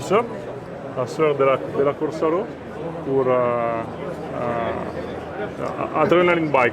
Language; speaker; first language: French; non-native, fluent; Italian